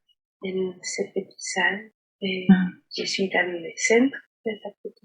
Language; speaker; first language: French; non-native, learner; Spanish